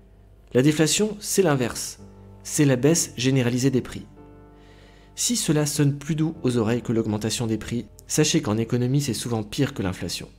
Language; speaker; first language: French; native; French